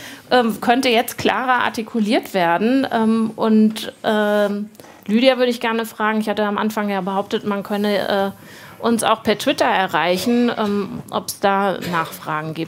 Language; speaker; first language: German; native; German